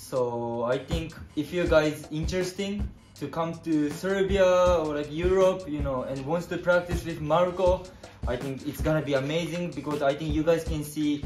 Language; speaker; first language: English; non-native, learner; Japanese